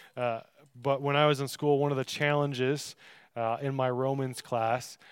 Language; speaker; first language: English; native; English